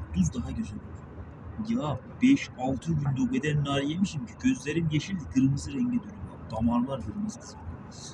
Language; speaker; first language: Turkish; native; Turkish